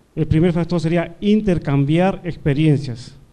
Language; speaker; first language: Portuguese; non-native, learner; Spanish